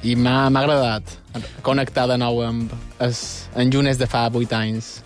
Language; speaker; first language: Catalan; early bilingual, other home language; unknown